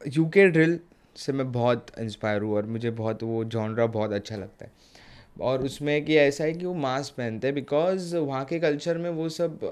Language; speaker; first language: Hindi; native; Hindi